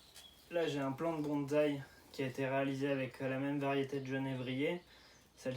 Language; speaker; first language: French; native; French